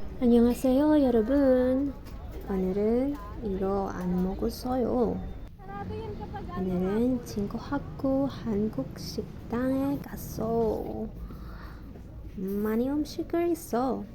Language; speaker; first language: Korean; non-native, learner; Filipino